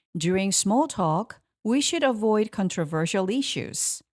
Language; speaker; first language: English; non-native, fluent; Korean